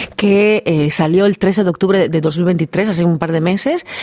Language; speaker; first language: Spanish; native; Spanish